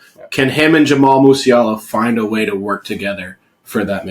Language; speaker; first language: English; native; English